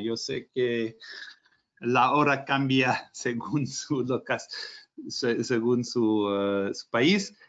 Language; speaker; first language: Spanish; non-native, fluent; English